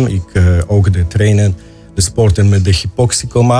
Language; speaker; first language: Dutch; non-native, learner; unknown